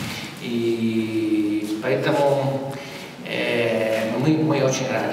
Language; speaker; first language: Russian; non-native, fluent; Italian